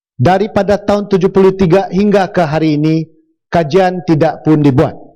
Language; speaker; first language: Malay; non-native, local second language; Central Dusun